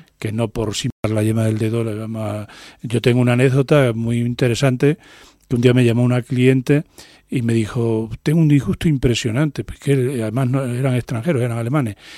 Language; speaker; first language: Spanish; native; Spanish